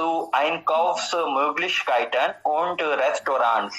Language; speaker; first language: German; non-native, learner; Hindi